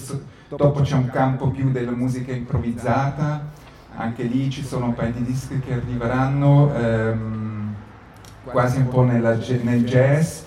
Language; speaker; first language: Italian; native; Italian